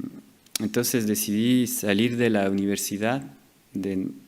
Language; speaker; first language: Spanish; non-native, fluent; French